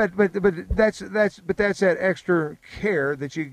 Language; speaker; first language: English; native; English